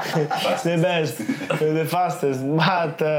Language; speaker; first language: English; non-native, learner; Italian